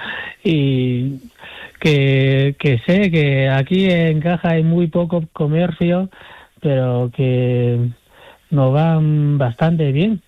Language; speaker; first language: Spanish; non-native, fluent; Chinese